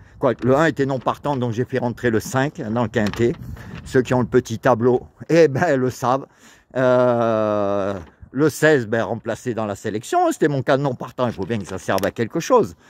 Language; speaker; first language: French; native; French